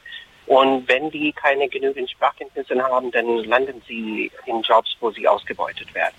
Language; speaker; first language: German; non-native, fluent; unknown